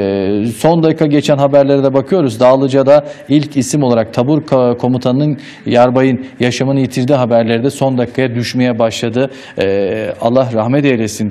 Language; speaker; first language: Turkish; native; Turkish